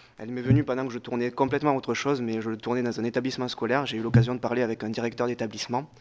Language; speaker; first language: French; native; French